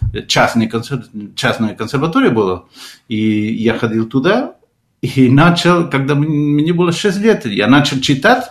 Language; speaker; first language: Russian; non-native, fluent; Spanish